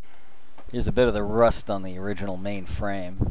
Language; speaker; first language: English; native; English